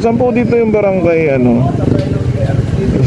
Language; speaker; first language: Filipino; native; Filipino